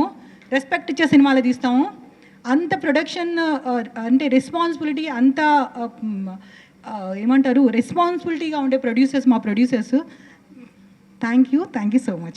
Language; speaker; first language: Telugu; native; Telugu